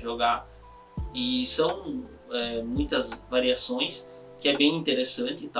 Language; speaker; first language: Portuguese; native; Portuguese